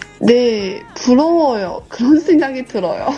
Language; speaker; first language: Korean; non-native, learner; Chinese